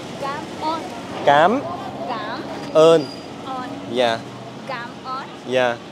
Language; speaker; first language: Vietnamese; non-native, learner; Nepali